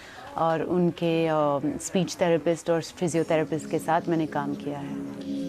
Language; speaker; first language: Hindi; non-native, local second language; English